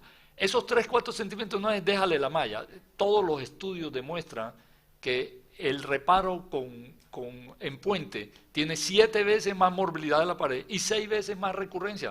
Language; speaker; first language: Spanish; native; Spanish